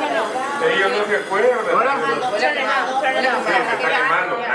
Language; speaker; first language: Spanish; native; Spanish